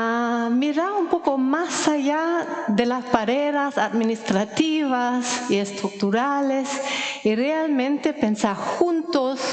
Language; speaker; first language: Spanish; non-native, fluent; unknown